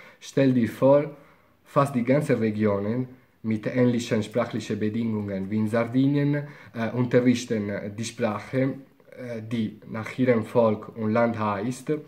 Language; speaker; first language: German; non-native, fluent; Italian